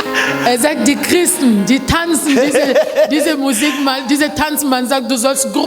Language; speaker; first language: German; non-native, learner; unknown